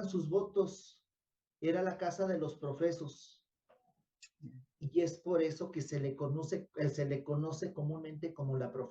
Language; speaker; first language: Spanish; native; Spanish